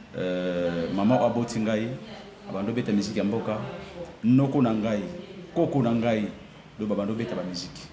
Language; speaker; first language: Lingala; native; Lingala